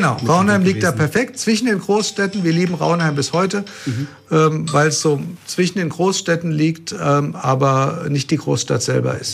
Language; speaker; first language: German; native; German